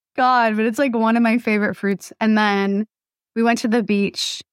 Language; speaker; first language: English; native; English